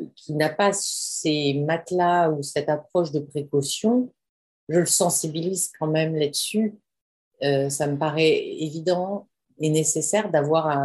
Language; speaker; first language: French; native; French